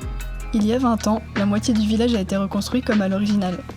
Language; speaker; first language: French; native; French